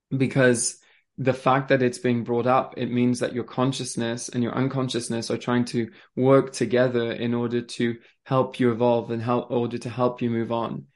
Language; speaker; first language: English; early bilingual, other home language; French